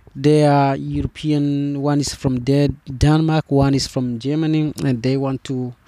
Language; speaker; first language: English; non-native, fluent; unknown